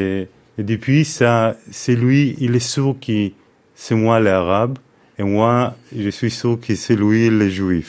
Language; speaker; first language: French; non-native, fluent; Hebrew